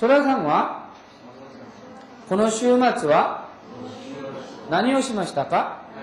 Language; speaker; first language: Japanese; non-native, fluent; Korean